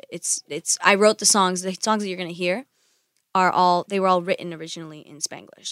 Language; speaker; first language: English; early bilingual, other home language; Spanish